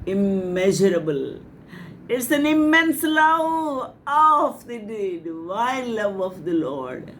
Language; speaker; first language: English; non-native, local second language; Telugu